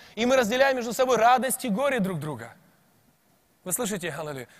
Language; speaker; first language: Russian; native; Russian